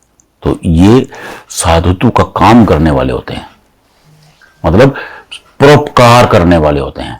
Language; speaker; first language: Hindi; native; Hindi